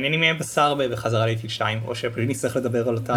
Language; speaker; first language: Hebrew; native; Hebrew